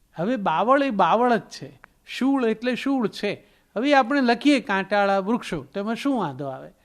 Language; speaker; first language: Gujarati; native; Gujarati